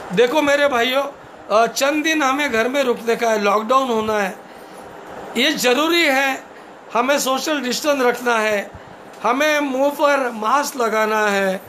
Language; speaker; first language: Hindi; non-native, local second language; Marathi